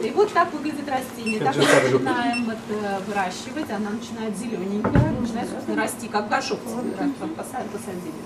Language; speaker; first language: Russian; native; Russian